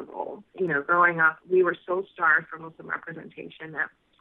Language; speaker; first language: English; native; English